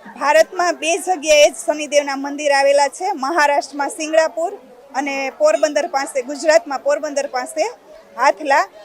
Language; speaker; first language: Gujarati; native; Gujarati